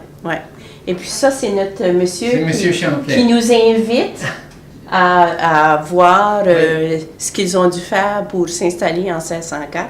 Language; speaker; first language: French; native; French